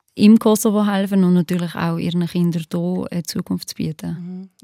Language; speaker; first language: German; early bilingual, other home language; Albanian